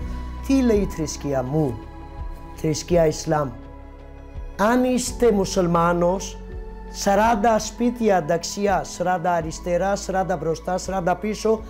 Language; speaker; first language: Greek; non-native, fluent; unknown